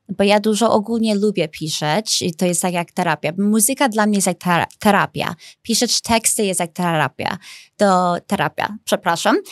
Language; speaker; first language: Polish; early bilingual, heritage; Polish